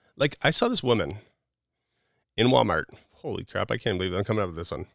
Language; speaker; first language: English; native; English